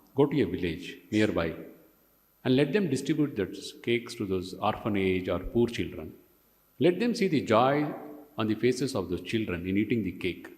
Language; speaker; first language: English; non-native, local second language; Kannada